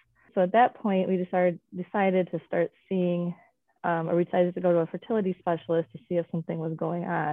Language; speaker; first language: English; native; English